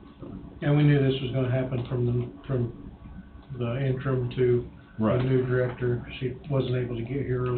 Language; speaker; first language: English; native; English